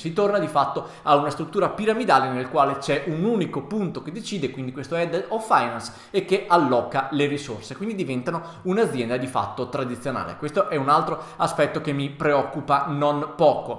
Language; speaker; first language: Italian; native; Italian